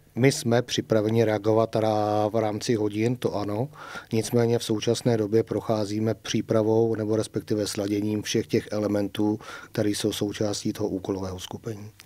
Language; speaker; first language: Czech; native; Czech